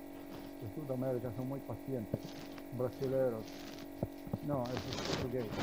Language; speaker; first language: Spanish; non-native, learner; Slovenian